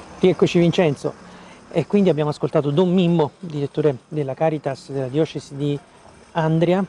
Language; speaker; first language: Italian; native; Italian